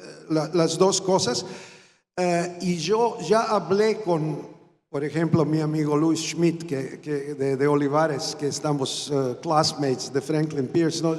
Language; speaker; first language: Spanish; non-native, fluent; Croatian